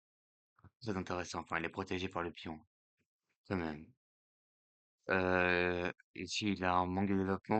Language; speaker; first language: French; native; French